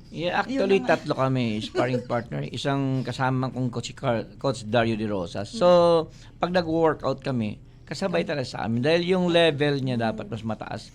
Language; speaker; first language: Filipino; native; Filipino